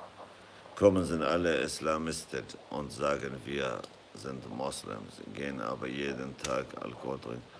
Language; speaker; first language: German; non-native, fluent; Kurdish